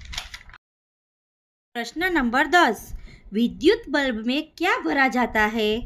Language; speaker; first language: Hindi; non-native, local second language; Gujarati